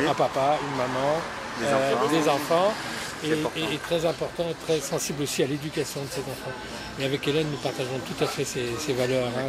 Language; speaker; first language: French; native; French